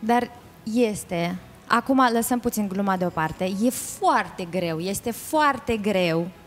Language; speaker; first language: Romanian; native; Romanian